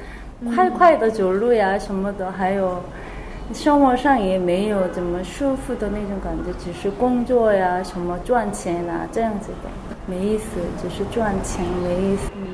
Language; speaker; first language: Chinese; non-native, learner; Korean